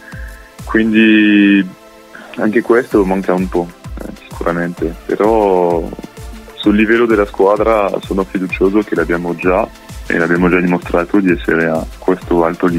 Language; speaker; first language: Italian; non-native, fluent; French